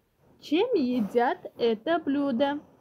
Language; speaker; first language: Russian; non-native, local second language; Kyrgyz